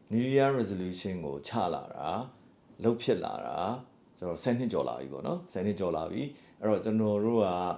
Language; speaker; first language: Burmese; native; Burmese